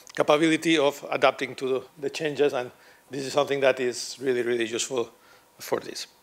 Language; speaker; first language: English; non-native, fluent; Catalan